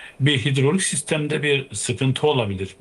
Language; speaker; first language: Turkish; native; Turkish